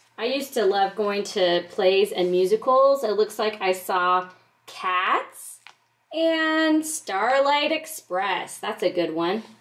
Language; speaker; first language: English; native; English